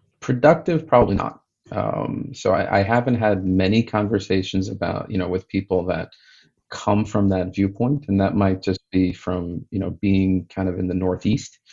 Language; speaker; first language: English; native; English